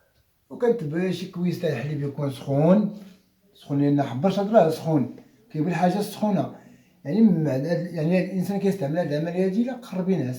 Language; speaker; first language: Arabic; native; Arabic